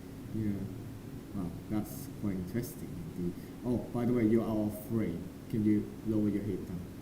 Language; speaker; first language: English; non-native, learner; Thai